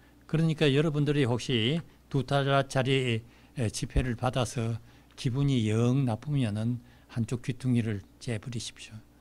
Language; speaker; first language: Korean; native; Korean